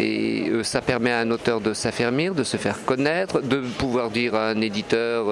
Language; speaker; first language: French; native; French